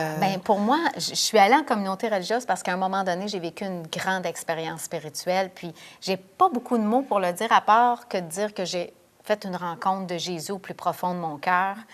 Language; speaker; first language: French; native; French